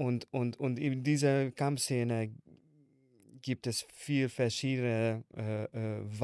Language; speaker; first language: German; non-native, learner; Hungarian